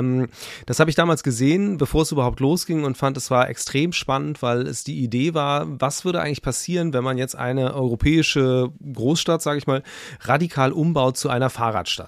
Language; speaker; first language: German; native; German